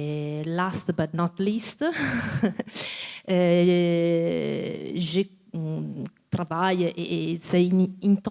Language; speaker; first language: French; non-native, fluent; Italian